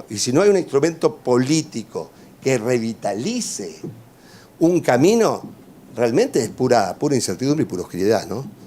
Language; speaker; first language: Spanish; native; Spanish